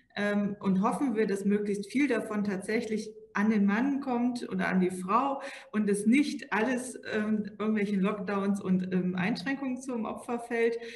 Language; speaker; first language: German; native; German